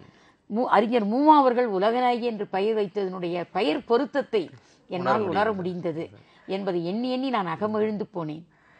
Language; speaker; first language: Tamil; native; Tamil